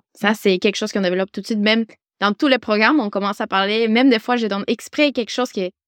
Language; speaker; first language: French; non-native, fluent; Spanish